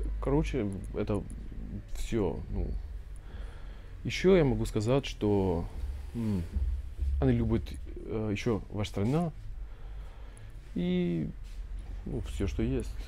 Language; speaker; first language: Russian; non-native, learner; Albanian